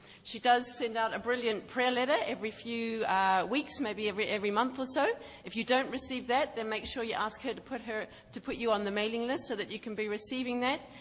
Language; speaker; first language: English; native; English